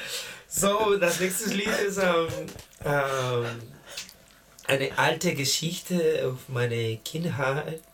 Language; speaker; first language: German; non-native, learner; Spanish